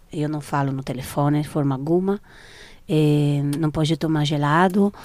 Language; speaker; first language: Portuguese; non-native, fluent; Italian